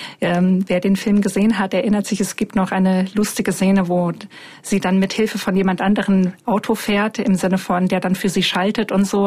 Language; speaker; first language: German; native; German